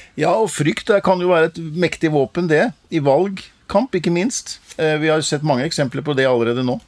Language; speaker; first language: Norwegian; native; Norwegian